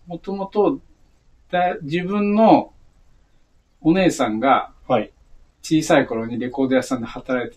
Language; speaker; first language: Japanese; native; Japanese